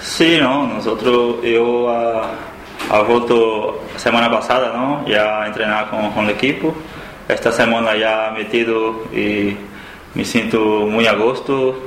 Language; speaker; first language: Spanish; non-native, learner; Portuguese